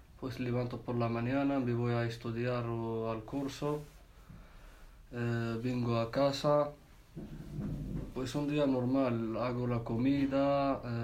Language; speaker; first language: Spanish; non-native, learner; Arabic